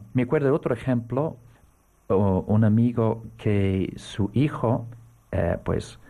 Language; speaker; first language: Spanish; non-native, fluent; English